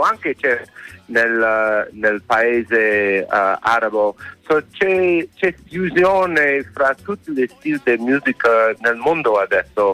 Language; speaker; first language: Italian; non-native, fluent; English